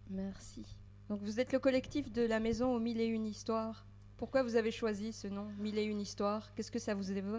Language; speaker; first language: French; native; French